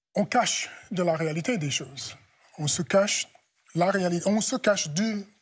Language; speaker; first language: French; non-native, fluent; English